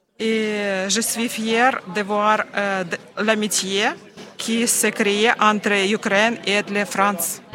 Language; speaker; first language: French; non-native, learner; Ukrainian